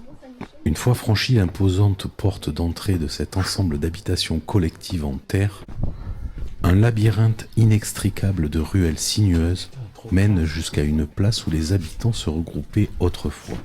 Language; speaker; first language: French; native; French